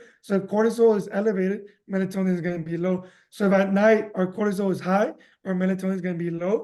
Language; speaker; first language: English; early bilingual, other home language; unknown